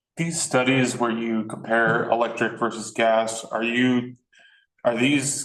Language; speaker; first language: English; native; English